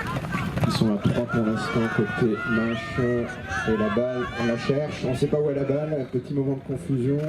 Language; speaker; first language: French; native; French